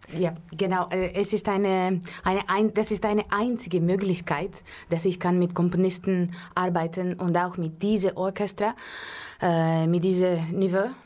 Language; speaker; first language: German; non-native, learner; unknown